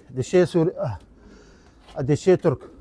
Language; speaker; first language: Turkish; non-native, learner; Arabic